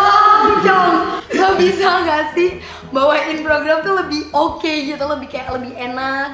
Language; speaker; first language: Indonesian; native; Indonesian